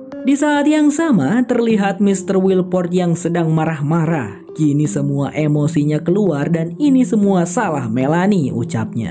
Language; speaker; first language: Indonesian; native; Indonesian